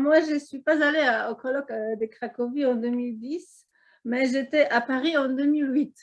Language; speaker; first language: French; non-native, fluent; Polish